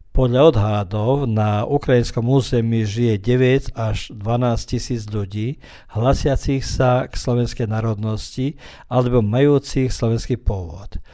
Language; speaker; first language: Slovak; early bilingual, heritage; Slovak